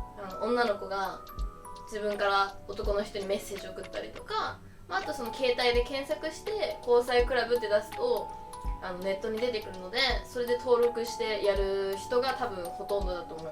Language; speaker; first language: Japanese; native; Japanese